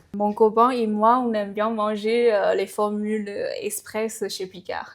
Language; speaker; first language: French; non-native, fluent; Chinese